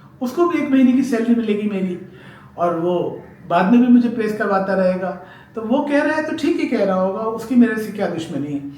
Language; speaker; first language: Urdu; native; Urdu